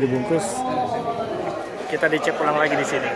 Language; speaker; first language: Indonesian; native; Indonesian